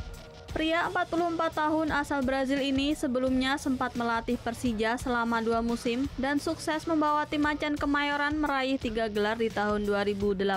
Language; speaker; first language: Indonesian; native; Indonesian